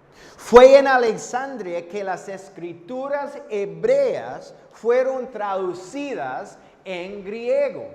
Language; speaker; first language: Spanish; non-native, fluent; English